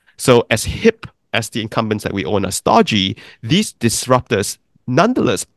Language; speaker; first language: English; non-native, local second language; Chinese